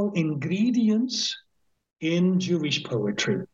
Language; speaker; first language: English; non-native, fluent; Dutch